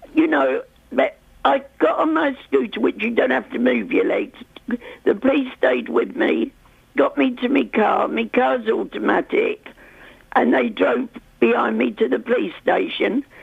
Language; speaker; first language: English; native; English